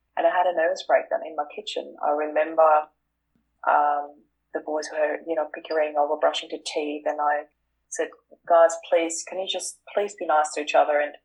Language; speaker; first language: English; non-native, fluent; German